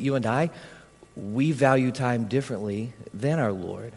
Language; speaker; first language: English; native; English